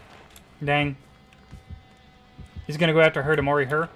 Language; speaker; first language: English; native; English